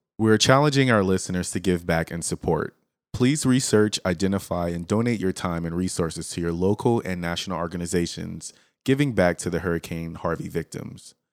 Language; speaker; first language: English; native; English